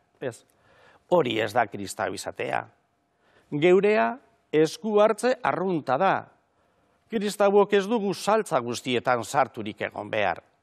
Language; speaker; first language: Basque; native; Basque